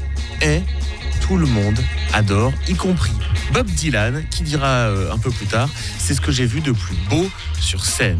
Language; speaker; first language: French; native; French